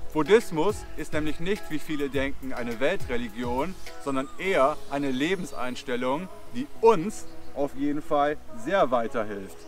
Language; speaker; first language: German; native; German